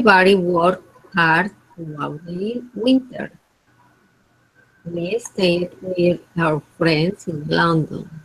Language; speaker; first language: English; non-native, fluent; Spanish